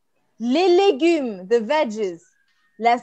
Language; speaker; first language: French; non-native, fluent; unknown